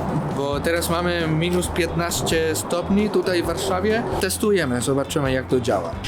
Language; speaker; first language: Polish; non-native, learner; Spanish